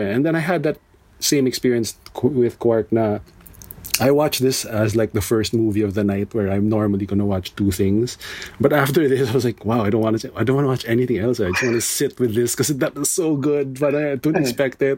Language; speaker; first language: English; non-native, local second language; Filipino